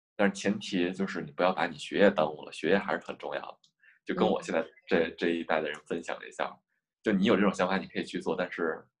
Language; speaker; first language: Chinese; native; Chinese